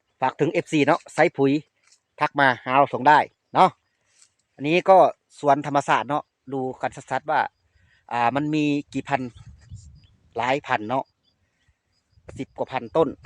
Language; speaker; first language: Thai; non-native, local second language; Lao